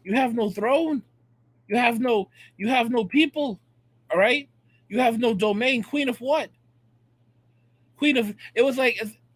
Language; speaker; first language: English; native; English